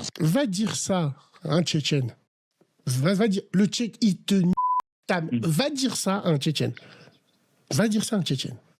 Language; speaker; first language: French; early bilingual, other home language; Arabic